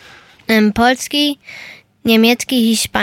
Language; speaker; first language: Polish; early bilingual, heritage; Polish